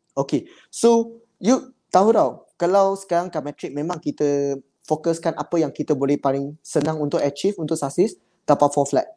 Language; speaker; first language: Malay; non-native, local second language; Chinese